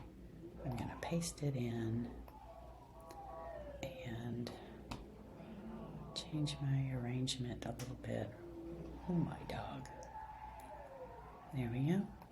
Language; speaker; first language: English; native; English